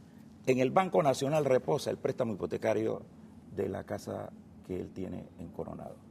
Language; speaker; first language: Spanish; native; Spanish